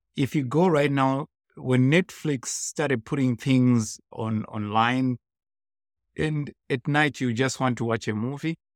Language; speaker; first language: English; non-native, local second language; Shona